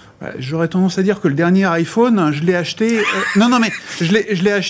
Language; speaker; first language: French; native; French